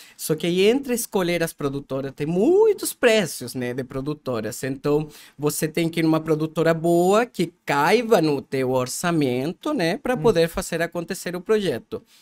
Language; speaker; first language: Portuguese; non-native, fluent; Spanish